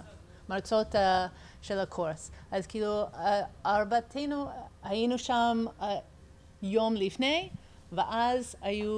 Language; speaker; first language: Hebrew; early bilingual, heritage; English